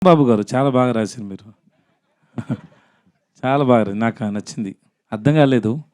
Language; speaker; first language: Telugu; non-native, learner; Tamil